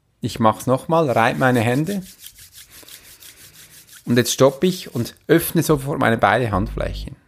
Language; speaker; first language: German; native; German